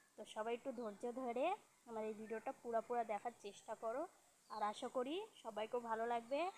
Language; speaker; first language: Bangla; early bilingual, heritage; Bangla